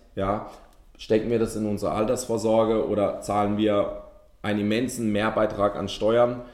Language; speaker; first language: German; native; German